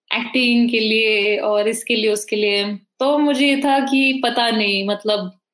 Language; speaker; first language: Hindi; native; Hindi